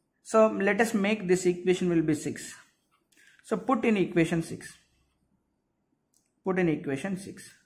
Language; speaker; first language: English; non-native, local second language; Telugu